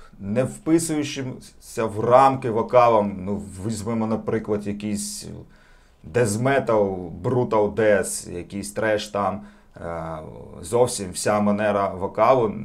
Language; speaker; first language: Ukrainian; non-native, local second language; Russian